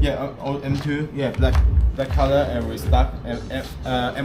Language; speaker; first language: English; non-native, learner; Chinese